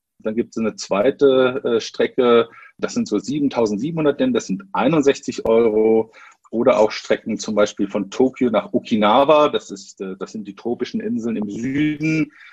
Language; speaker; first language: German; native; German